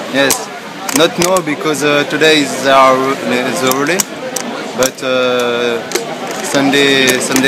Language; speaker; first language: English; non-native, learner; French